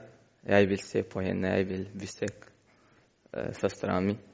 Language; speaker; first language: Norwegian; non-native, learner; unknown